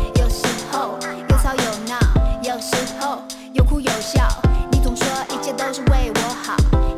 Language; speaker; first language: Chinese; native; Chinese